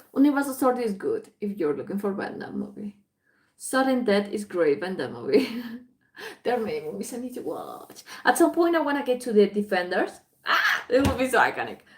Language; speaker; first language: English; non-native, fluent; Spanish